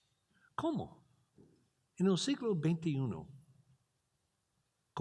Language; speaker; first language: Spanish; non-native, learner; English